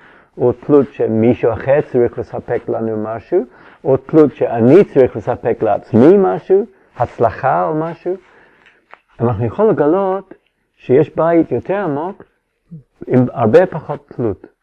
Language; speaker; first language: Hebrew; non-native, fluent; English